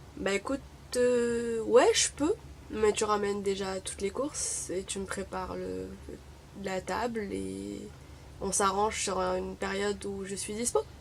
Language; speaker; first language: French; non-native, local second language; Arabic